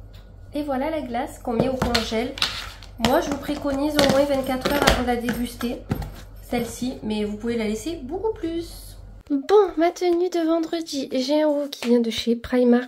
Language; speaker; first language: French; native; French